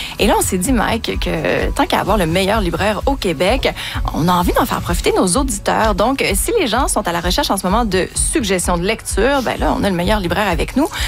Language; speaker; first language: French; native; French